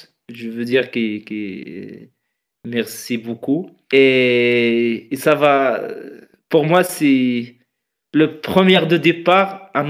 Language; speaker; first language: French; non-native, learner; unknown